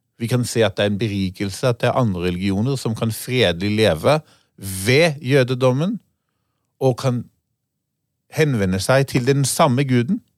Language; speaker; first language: Norwegian; non-native, fluent; Hebrew